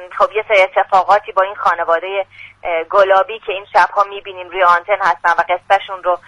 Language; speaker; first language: Persian; native; Persian